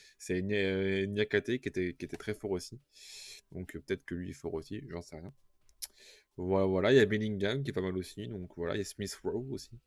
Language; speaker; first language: French; native; French